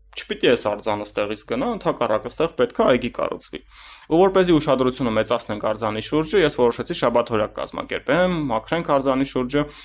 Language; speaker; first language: Armenian; native; Armenian